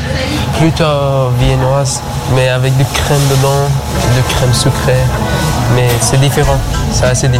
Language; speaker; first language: French; non-native, learner; Persian